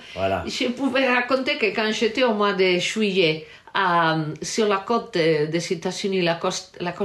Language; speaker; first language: French; non-native, learner; Galician